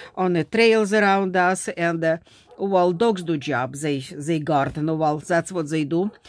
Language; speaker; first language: English; non-native, fluent; Slovak